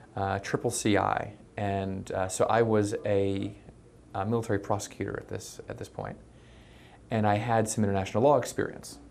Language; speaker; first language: English; native; English